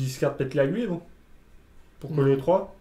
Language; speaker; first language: French; native; French